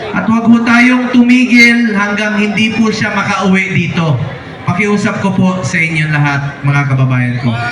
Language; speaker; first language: Filipino; non-native, local second language; Cebuano